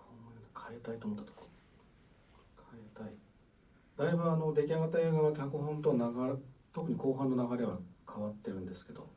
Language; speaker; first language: Japanese; native; Japanese